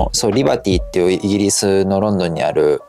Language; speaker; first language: Japanese; native; Japanese